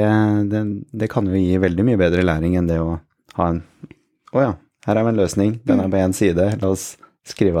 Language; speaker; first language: Norwegian; native; Norwegian